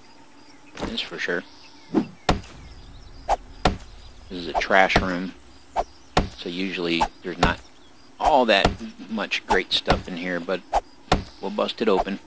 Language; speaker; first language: English; native; English